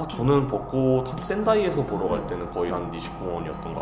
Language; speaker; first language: Korean; native; Korean